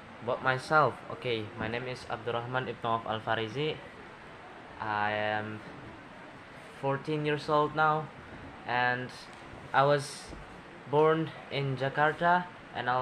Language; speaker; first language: English; non-native, learner; Indonesian